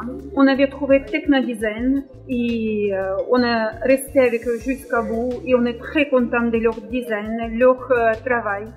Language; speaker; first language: French; non-native, fluent; Russian